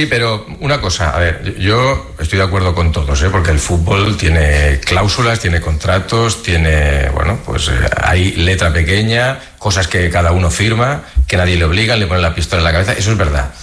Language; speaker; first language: Spanish; native; Spanish